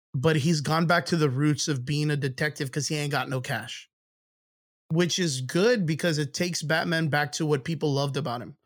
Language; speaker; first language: English; native; English